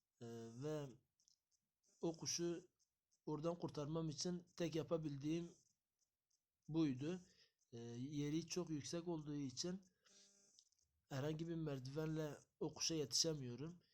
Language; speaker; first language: Turkish; native; Turkish